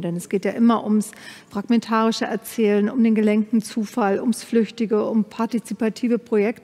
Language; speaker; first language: German; native; German